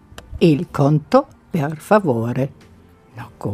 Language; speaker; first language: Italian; non-native, learner; German